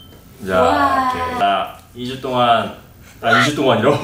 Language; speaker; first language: Korean; native; Korean